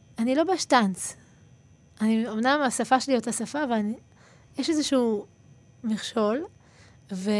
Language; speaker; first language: Hebrew; native; Hebrew